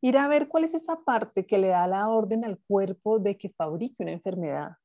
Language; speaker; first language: Spanish; native; Spanish